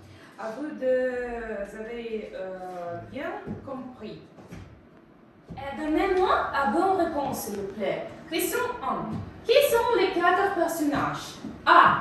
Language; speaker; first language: French; non-native, fluent; Russian